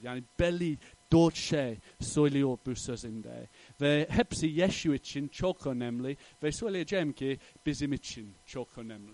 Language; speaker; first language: Turkish; non-native, fluent; English